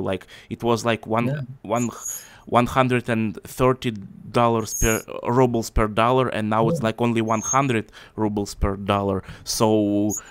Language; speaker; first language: English; non-native, fluent; Russian